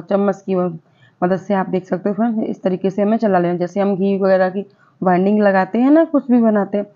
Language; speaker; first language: Hindi; non-native, local second language; Gujarati